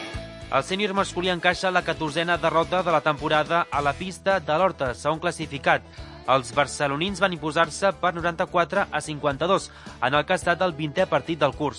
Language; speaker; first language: Catalan; native; Catalan